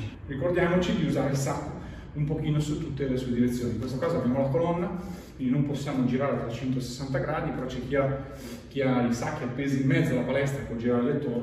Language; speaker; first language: Italian; native; Italian